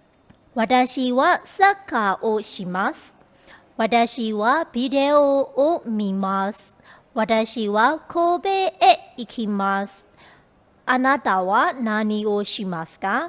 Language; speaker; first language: Japanese; non-native, fluent; Burmese